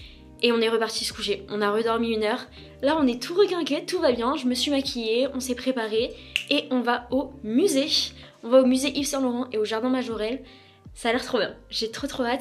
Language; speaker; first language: French; native; French